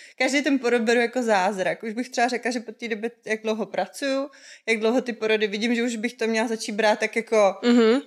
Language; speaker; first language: Czech; native; Czech